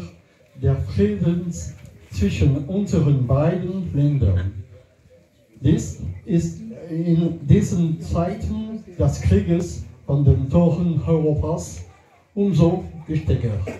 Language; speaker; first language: German; non-native, learner; French